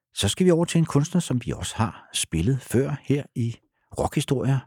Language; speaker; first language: Danish; native; Danish